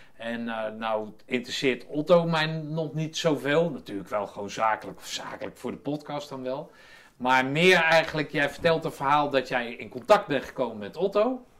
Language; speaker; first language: Dutch; native; Dutch